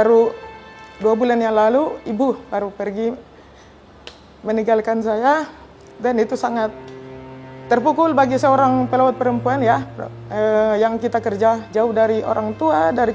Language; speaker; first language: Indonesian; native; Indonesian